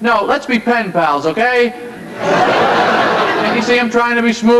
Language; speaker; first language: English; native; English